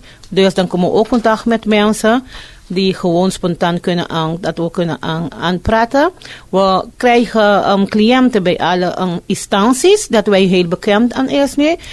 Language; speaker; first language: Dutch; non-native, fluent; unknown